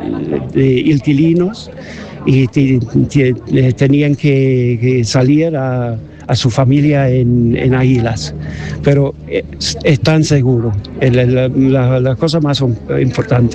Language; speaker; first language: Spanish; non-native, fluent; English